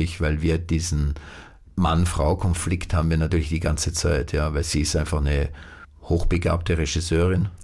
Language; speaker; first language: German; native; German